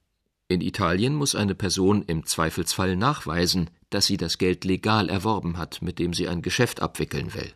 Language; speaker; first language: German; native; German